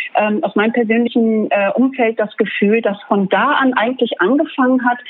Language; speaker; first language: German; early bilingual, other home language; Turkish